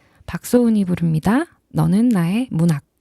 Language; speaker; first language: Korean; native; Korean